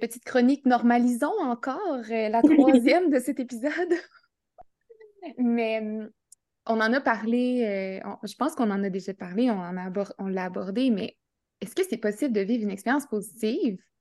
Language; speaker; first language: French; native; French